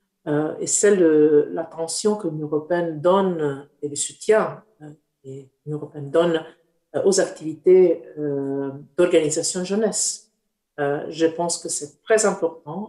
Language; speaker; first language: French; non-native, fluent; Italian